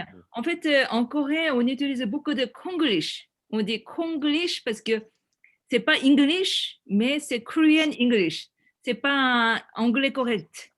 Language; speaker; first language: French; non-native, fluent; Korean